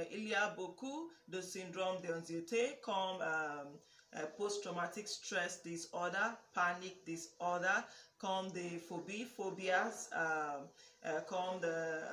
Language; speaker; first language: French; non-native, learner; English